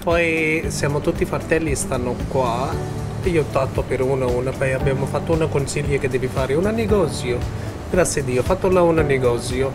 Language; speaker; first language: Italian; non-native, learner; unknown